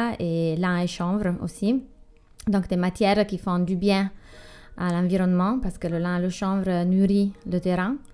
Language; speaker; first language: French; non-native, fluent; Italian